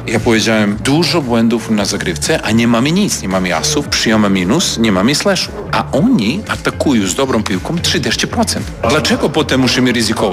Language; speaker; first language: Polish; non-native, learner; Serbian